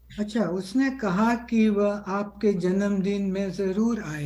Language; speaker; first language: Hindi; non-native, learner; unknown